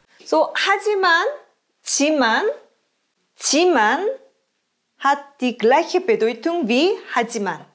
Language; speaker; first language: German; non-native, fluent; Korean